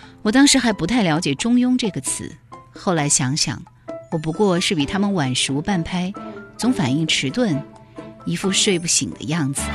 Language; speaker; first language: Chinese; native; Chinese